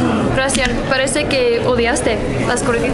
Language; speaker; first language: Spanish; non-native, fluent; English